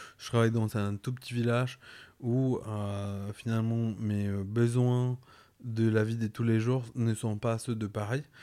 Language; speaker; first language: French; non-native, fluent; Spanish